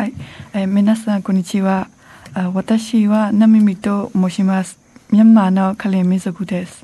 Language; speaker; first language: Japanese; non-native, learner; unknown